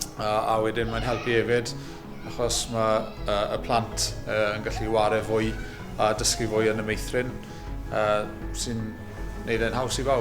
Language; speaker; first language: Welsh; native; Welsh